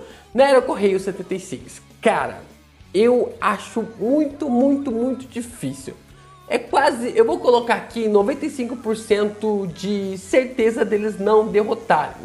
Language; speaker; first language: Portuguese; native; Portuguese